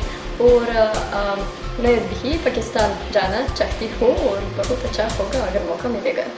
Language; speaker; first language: Hindi; non-native, fluent; Russian